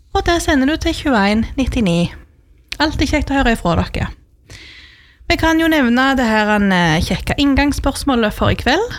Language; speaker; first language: Norwegian; native; Norwegian